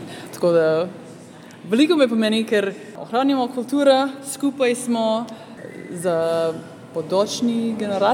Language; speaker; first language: Slovenian; early bilingual, heritage; Slovenian